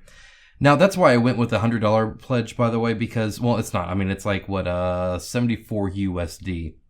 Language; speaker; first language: English; native; English